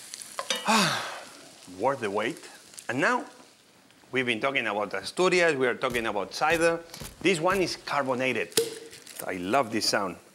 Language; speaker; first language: English; non-native, fluent; Spanish